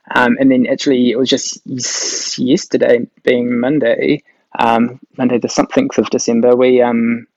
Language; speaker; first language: English; native; English